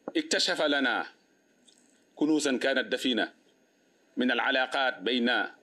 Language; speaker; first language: Arabic; non-native, fluent; Wolof